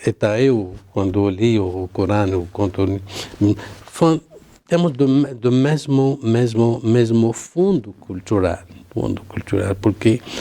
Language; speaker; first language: Portuguese; non-native, learner; Arabic